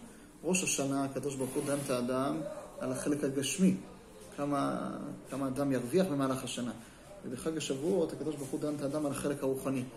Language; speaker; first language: Hebrew; native; Hebrew